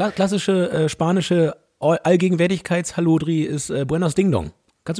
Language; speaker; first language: German; native; German